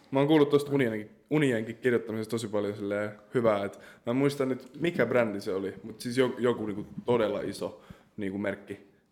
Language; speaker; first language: Finnish; native; Finnish